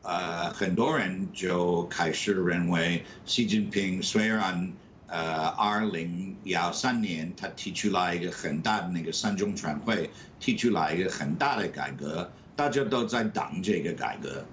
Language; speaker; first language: Chinese; non-native, fluent; English